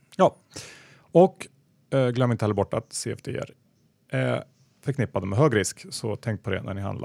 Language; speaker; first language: Swedish; native; Swedish